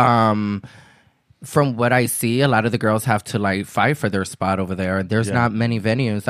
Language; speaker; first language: English; early bilingual, other home language; Spanish